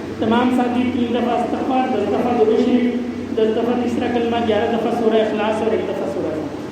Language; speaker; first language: Urdu; non-native, local second language; Punjabi